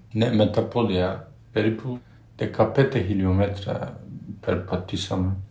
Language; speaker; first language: Greek; non-native, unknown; Turkish